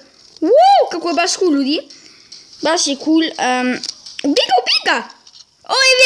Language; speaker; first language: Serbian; early bilingual, heritage; Serbian